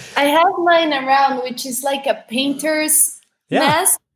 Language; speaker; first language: English; non-native, fluent; Spanish